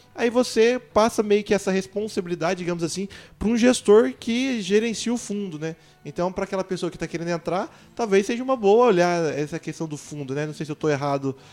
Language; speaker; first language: Portuguese; native; Portuguese